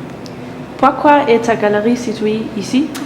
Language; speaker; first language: French; non-native, learner; Norwegian